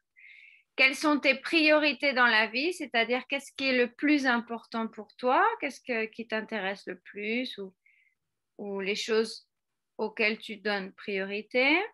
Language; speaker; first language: French; non-native, fluent; Spanish